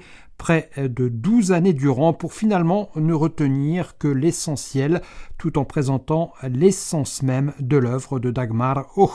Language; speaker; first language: French; native; French